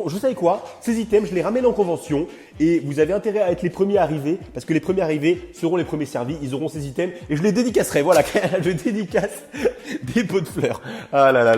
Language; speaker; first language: French; native; French